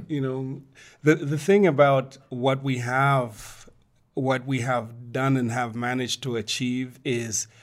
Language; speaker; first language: English; non-native, local second language; Bemba